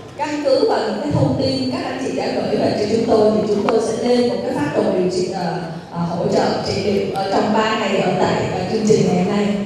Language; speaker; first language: Vietnamese; native; Vietnamese